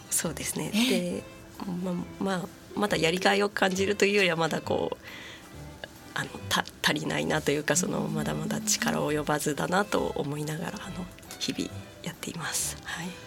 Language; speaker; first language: Japanese; native; Japanese